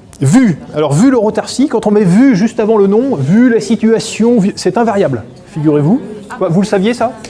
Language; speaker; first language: French; native; French